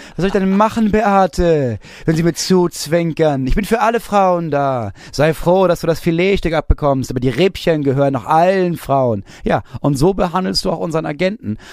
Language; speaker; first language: German; native; German